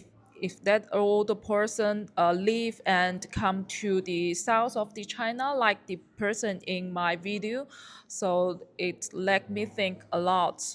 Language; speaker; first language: English; non-native, learner; Chinese